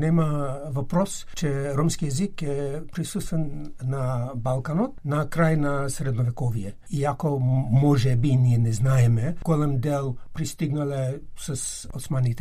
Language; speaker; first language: Bulgarian; non-native, fluent; English